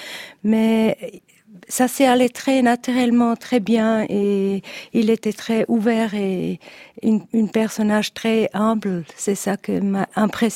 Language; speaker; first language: French; non-native, learner; Italian